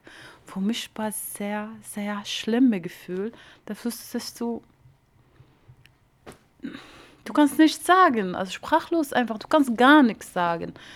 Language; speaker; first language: German; non-native, learner; Arabic